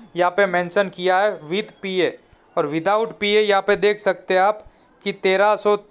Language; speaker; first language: Hindi; non-native, local second language; Gujarati